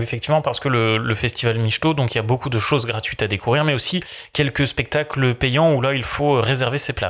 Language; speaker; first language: French; native; French